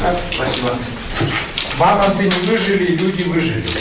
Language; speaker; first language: Russian; native; Russian